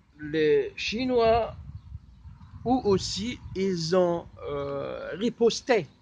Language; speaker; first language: French; non-native, fluent; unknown